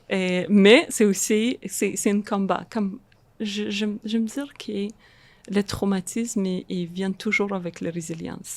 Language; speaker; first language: French; non-native, fluent; Russian